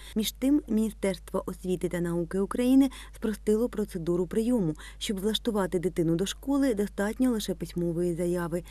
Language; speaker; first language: Ukrainian; native; Ukrainian